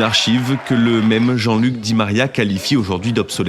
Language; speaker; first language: French; native; French